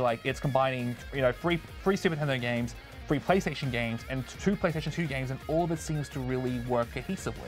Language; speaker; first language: English; native; English